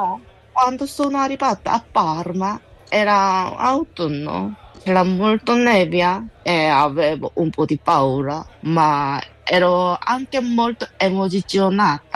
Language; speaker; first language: Italian; non-native, learner; Korean